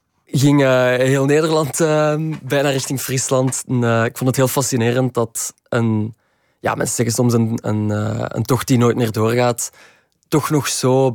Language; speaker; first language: Dutch; native; Dutch